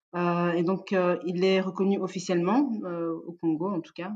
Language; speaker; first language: French; native; French